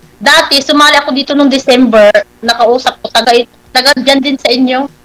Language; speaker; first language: Filipino; non-native, local second language; Pangasinan